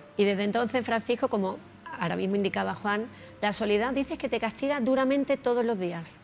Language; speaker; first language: Spanish; native; Spanish